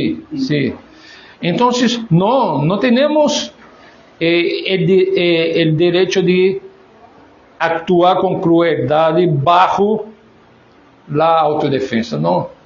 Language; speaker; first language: Spanish; non-native, learner; Portuguese